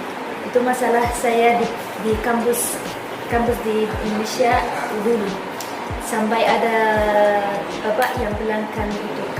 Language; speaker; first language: Indonesian; non-native, learner; Arabic